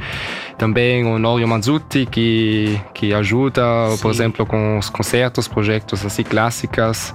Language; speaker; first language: Portuguese; early bilingual, heritage; German